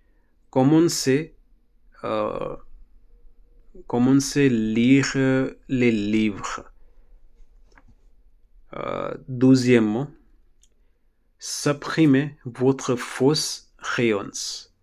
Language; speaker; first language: French; non-native, learner; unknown